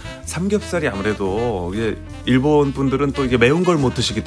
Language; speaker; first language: Korean; native; Korean